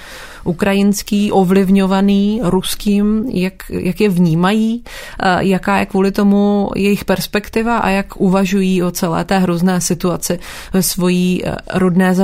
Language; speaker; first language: Czech; native; Czech